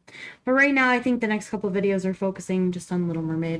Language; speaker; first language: English; native; English